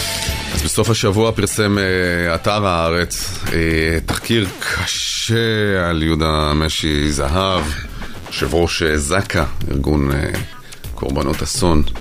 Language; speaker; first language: Hebrew; native; Hebrew